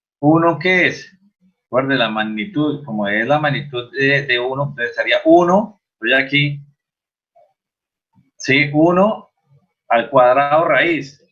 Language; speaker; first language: Spanish; native; Spanish